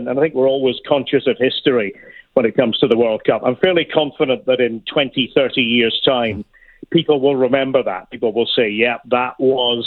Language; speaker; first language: English; native; English